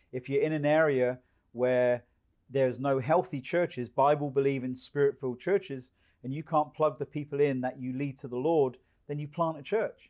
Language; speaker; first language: English; native; English